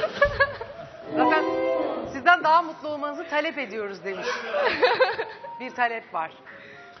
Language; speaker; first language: Turkish; native; Turkish